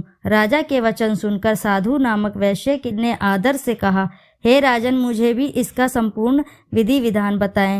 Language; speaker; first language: Hindi; native; Hindi